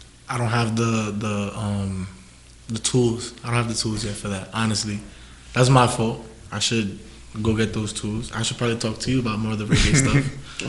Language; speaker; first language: English; early bilingual, other home language; Spanish